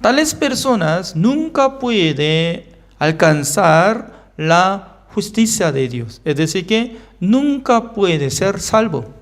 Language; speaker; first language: Spanish; non-native, fluent; Korean